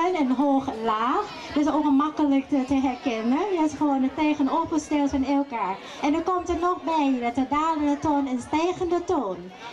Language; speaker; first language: Dutch; non-native, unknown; Thai